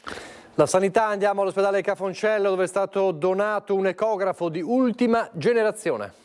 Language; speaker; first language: Italian; native; Italian